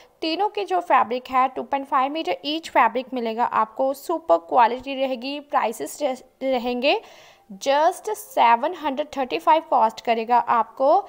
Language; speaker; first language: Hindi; non-native, local second language; Punjabi